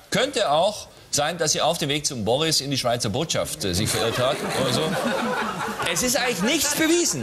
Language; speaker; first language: German; native; German